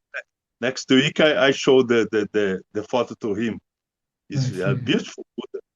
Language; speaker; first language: English; non-native, learner; Portuguese